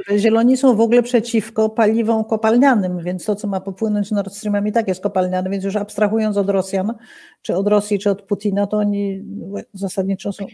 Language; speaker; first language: Polish; native; Polish